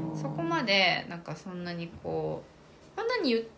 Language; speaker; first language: Japanese; early bilingual, other home language; Chinese